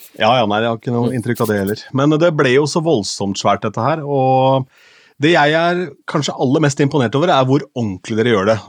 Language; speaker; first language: Norwegian; native; Norwegian